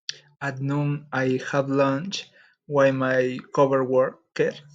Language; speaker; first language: English; non-native, learner; Spanish